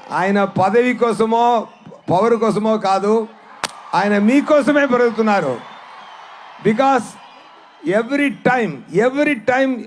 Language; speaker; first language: Telugu; non-native, learner; Tamil